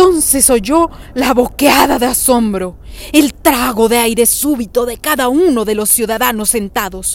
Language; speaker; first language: Spanish; native; Spanish